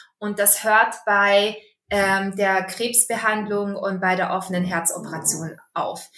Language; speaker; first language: German; early bilingual, other home language; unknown